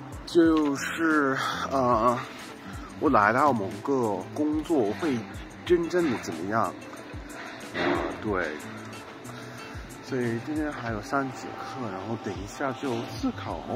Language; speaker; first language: Chinese; non-native, fluent; English